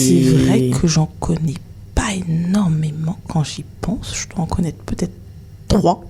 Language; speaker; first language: French; native; French